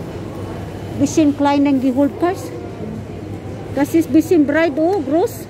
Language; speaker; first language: German; non-native, learner; Filipino